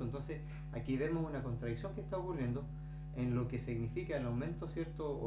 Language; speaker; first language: Spanish; native; Spanish